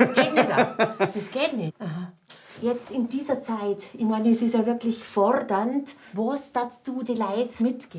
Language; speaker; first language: German; native; German